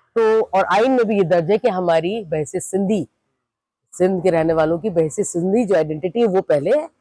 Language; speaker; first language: Urdu; non-native, local second language; Sindhi